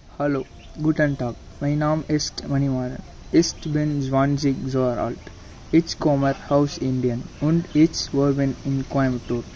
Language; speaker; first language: German; non-native, learner; Tamil